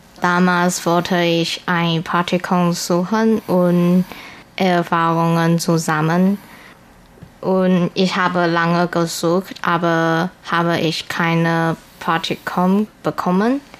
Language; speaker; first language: German; non-native, learner; Chinese